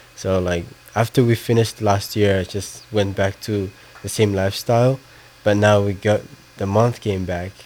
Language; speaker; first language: English; non-native, fluent; Somali